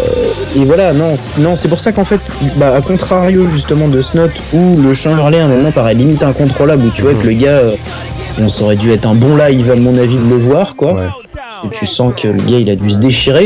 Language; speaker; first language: French; native; French